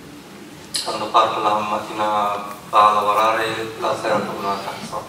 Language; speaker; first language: Italian; non-native, learner; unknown